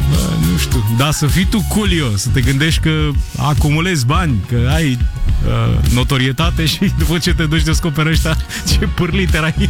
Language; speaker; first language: Romanian; native; Romanian